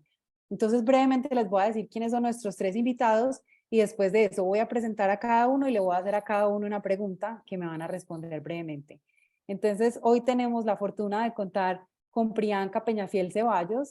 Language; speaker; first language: Spanish; native; Spanish